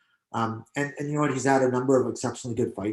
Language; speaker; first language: English; native; English